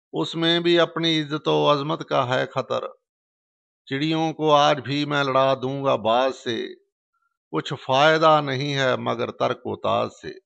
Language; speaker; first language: Urdu; non-native, local second language; Punjabi